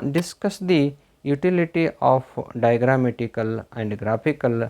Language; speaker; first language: English; non-native, local second language; Kannada